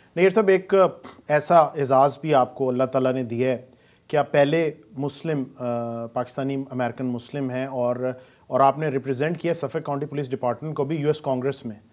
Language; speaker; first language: Urdu; native; Urdu